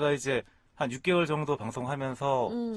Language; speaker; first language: Korean; native; Korean